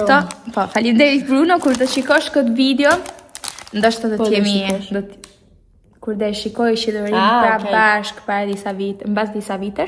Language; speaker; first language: Albanian; early bilingual, heritage; Albanian